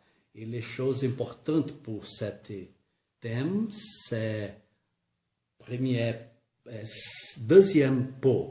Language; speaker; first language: French; non-native, learner; Portuguese